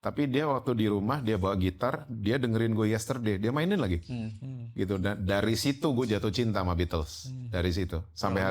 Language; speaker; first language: Indonesian; native; Indonesian